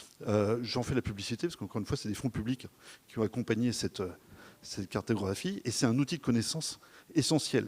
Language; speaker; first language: French; native; French